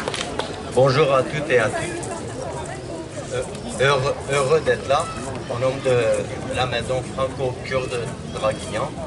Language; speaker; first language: French; non-native, fluent; Kurdish